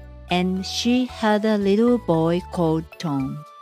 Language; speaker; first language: English; non-native, fluent; Japanese